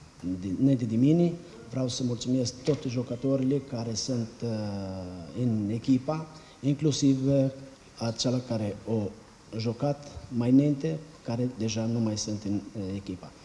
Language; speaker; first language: Romanian; non-native, learner; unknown